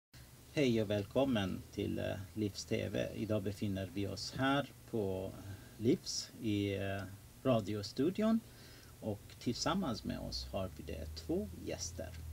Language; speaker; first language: Swedish; non-native, learner; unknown